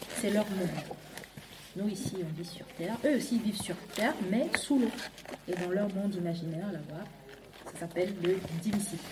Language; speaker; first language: French; non-native, local second language; Duala